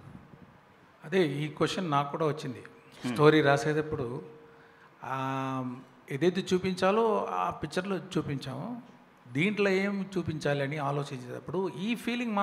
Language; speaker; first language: Telugu; non-native, local second language; Tamil